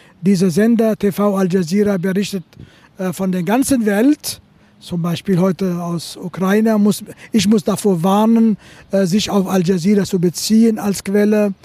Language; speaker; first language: German; non-native, fluent; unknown